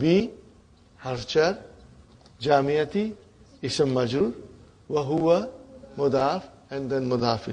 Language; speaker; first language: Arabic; non-native, fluent; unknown